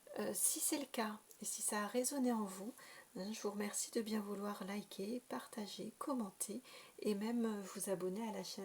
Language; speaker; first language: French; native; French